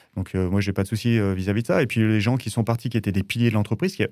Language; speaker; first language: French; native; French